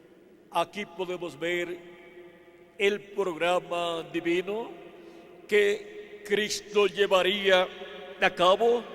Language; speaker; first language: Spanish; native; Spanish